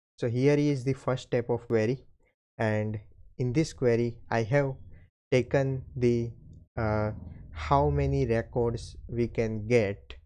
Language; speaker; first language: English; non-native, local second language; Gujarati